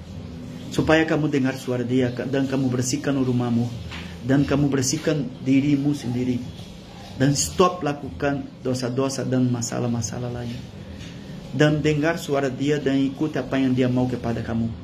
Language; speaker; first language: Indonesian; non-native, fluent; Portuguese